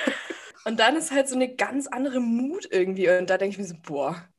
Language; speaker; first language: German; native; German